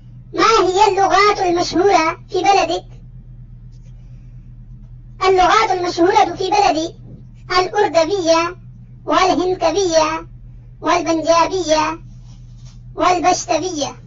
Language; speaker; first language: Arabic; non-native, fluent; Urdu